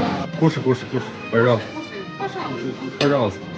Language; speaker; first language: Russian; non-native, learner; Chinese